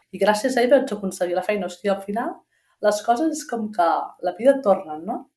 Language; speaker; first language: Catalan; native; Catalan